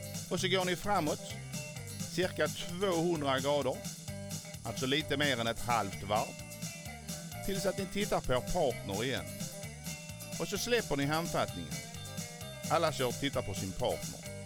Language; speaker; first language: Swedish; native; Swedish